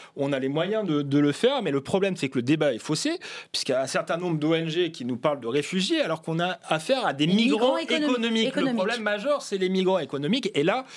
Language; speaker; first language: French; native; French